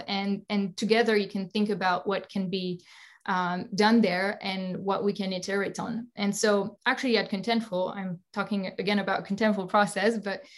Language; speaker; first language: English; non-native, fluent; French